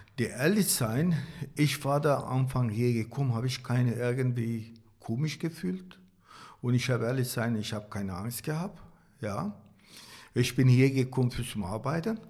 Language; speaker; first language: German; non-native, learner; Turkish